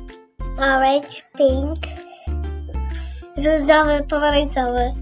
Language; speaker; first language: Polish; early bilingual, heritage; Polish